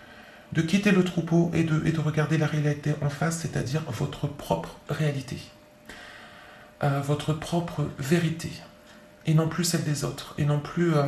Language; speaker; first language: French; native; French